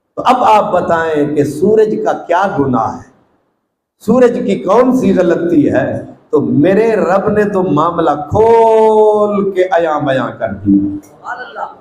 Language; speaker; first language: Urdu; non-native, local second language; Punjabi